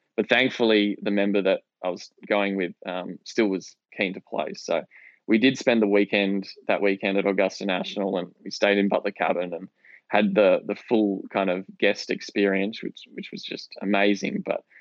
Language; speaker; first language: English; native; English